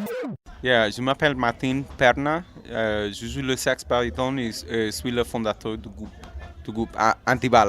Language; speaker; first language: French; non-native, fluent; English